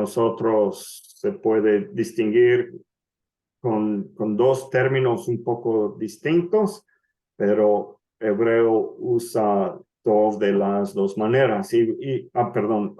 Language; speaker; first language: Spanish; non-native, fluent; English